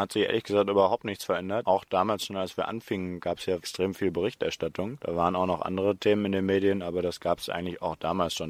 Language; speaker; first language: German; native; German